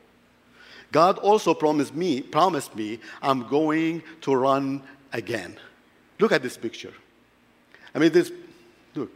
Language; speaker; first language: English; non-native, fluent; Arabic